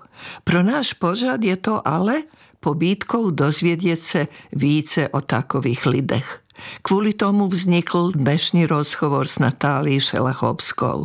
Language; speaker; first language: Czech; non-native, fluent; Serbian